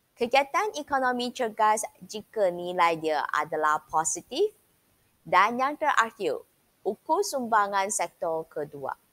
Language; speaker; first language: Malay; non-native, local second language; Chinese